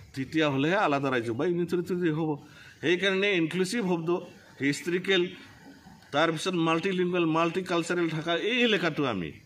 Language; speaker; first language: Assamese; non-native, local second language; Bodo